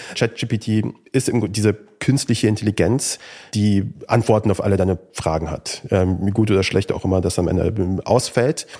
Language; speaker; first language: German; native; German